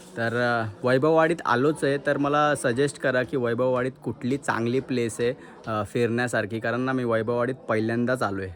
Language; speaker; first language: Marathi; native; Marathi